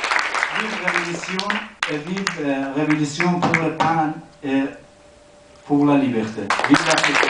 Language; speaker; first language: French; non-native, learner; Persian